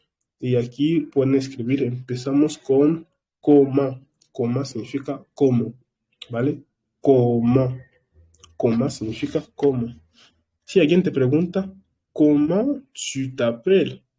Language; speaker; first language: Spanish; non-native, fluent; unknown